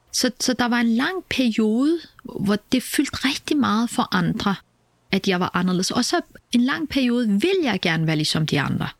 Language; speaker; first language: Danish; early bilingual, other home language; Kurdish